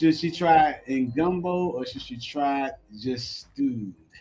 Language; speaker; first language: English; native; English